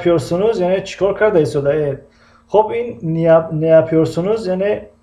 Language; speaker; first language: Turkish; non-native, fluent; Tajik